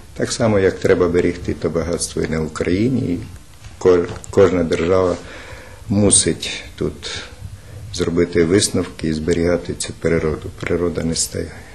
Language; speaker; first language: Ukrainian; native; Ukrainian